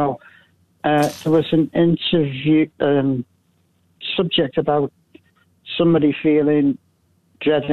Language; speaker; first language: English; native; English